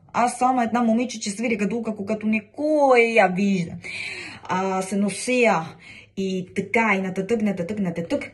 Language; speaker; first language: Bulgarian; non-native, learner; Spanish